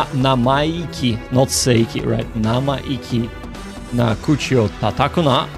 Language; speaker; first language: Japanese; non-native, learner; English